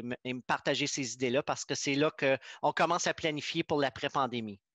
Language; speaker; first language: French; native; French